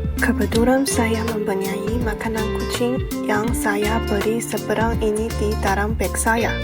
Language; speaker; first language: Malay; non-native, learner; Chinese